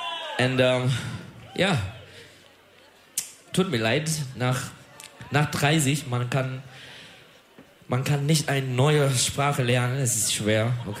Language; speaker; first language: German; non-native, learner; Turkish